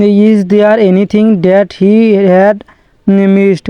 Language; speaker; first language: English; non-native, local second language; Bangla